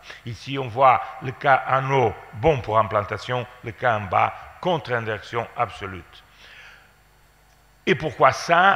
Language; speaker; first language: French; non-native, fluent; Portuguese